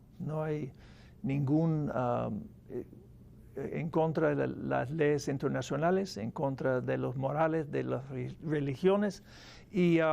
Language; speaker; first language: Spanish; non-native, fluent; English